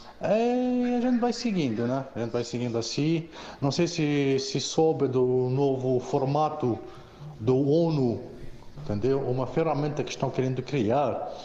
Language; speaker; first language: Portuguese; non-native, fluent; French